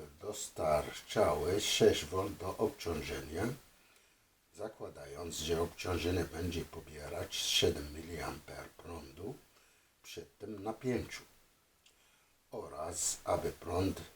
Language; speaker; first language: Polish; non-native, fluent; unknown